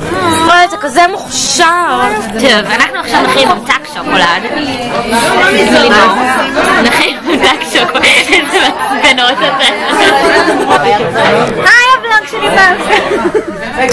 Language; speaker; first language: Hebrew; native; Hebrew